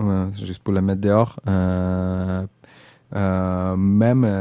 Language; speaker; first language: French; non-native, learner; Indonesian